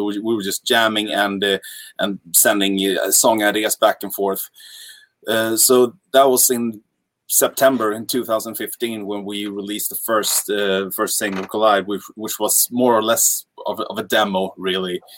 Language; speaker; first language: English; non-native, fluent; Swedish